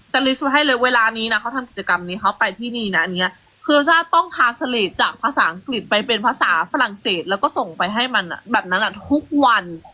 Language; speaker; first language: Thai; native; Thai